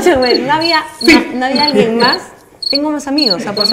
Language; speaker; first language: Spanish; native; Spanish